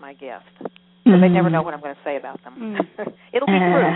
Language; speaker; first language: English; native; English